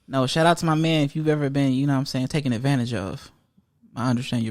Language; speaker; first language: English; native; English